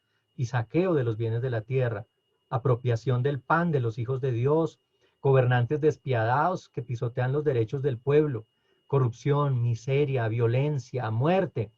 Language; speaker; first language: Spanish; native; Spanish